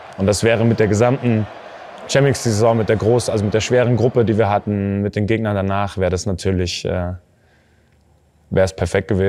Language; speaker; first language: German; native; German